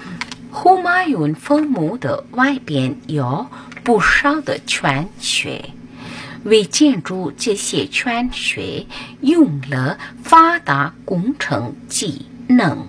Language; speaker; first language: Chinese; non-native, fluent; Hindi